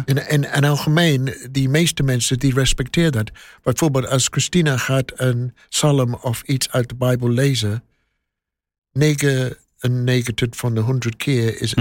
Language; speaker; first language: Dutch; non-native, learner; English